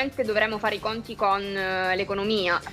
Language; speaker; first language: Italian; native; Italian